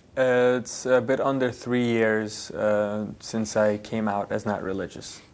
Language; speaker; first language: English; early bilingual, other home language; Yiddish